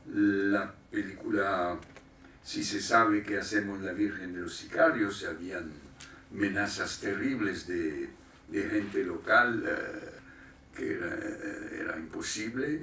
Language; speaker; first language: Spanish; non-native, fluent; French